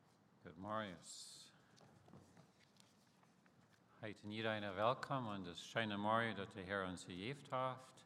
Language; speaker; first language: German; early bilingual, heritage; Plautdietsch